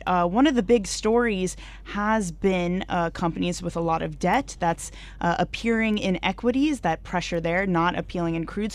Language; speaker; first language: English; native; English